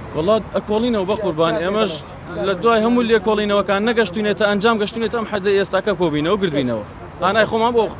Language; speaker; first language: Central Kurdish; native; Central Kurdish